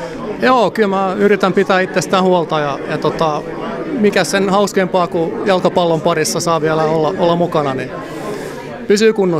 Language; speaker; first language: Finnish; non-native, local second language; Swedish